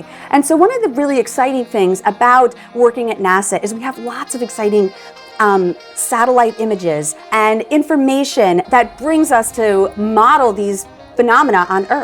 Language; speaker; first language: English; native; English